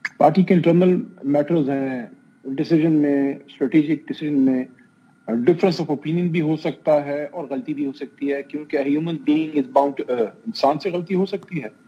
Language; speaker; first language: Urdu; non-native, local second language; Pashto